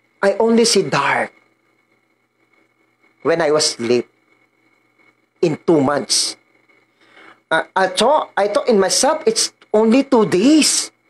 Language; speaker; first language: English; non-native, learner; Filipino